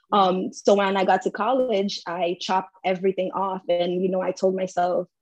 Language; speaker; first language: English; early bilingual, heritage; English